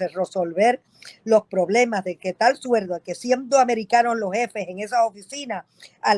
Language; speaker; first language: Spanish; native; Spanish